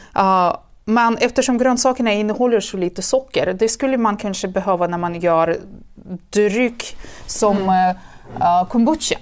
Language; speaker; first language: Swedish; non-native, fluent; Russian